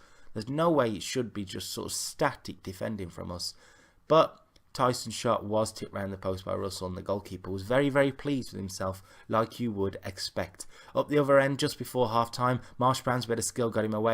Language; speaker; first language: English; native; English